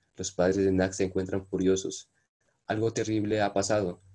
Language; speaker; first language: Spanish; non-native, local second language; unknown